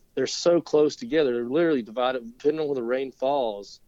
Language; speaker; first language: English; native; English